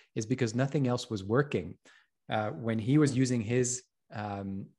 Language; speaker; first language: English; non-native, fluent; French